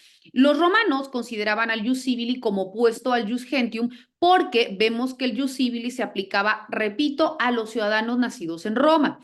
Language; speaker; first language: Spanish; native; Spanish